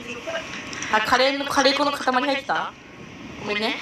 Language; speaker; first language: Japanese; native; Japanese